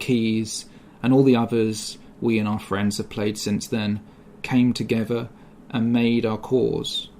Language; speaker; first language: English; native; English